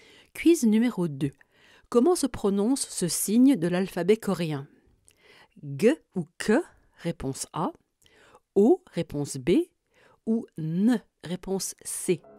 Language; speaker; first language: French; native; French